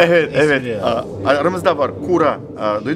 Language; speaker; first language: Turkish; non-native, learner; Russian